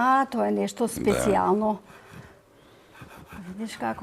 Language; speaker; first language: Macedonian; native; Macedonian